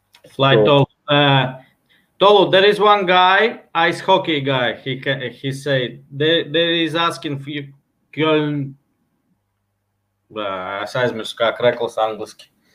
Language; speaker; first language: English; non-native, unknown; Latvian